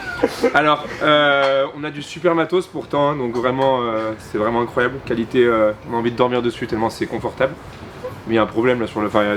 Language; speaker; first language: French; native; French